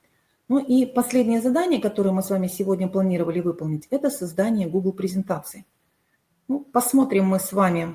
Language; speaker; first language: Russian; native; Russian